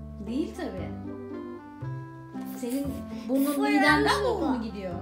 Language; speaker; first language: Turkish; native; Turkish